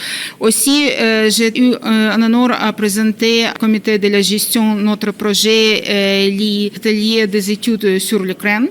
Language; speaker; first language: French; non-native, fluent; Ukrainian